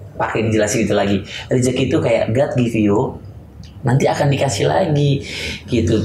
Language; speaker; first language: Indonesian; native; Indonesian